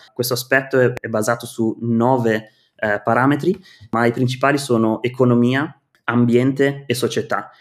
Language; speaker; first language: Italian; native; Italian